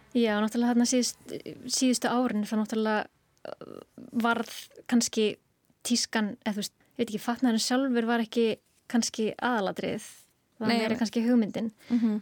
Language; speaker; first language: Icelandic; native; Icelandic